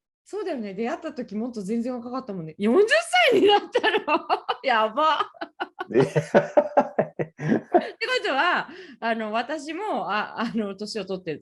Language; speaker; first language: Japanese; native; Japanese